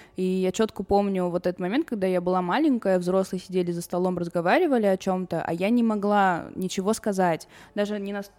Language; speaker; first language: Russian; early bilingual, other home language; Armenian